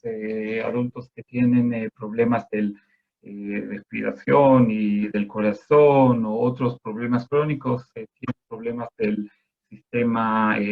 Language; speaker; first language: Spanish; non-native, fluent; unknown